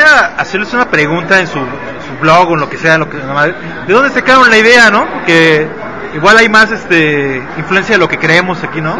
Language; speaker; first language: Spanish; native; Spanish